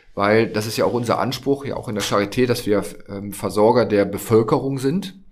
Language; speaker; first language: German; native; German